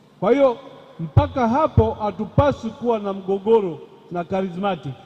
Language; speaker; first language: Swahili; native; Swahili